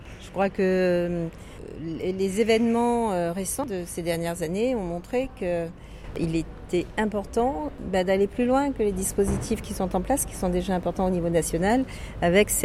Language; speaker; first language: French; native; French